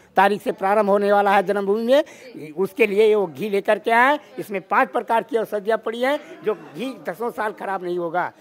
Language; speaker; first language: Hindi; native; Hindi